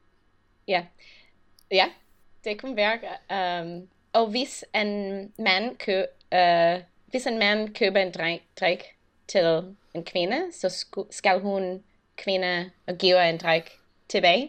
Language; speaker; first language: Danish; non-native, learner; English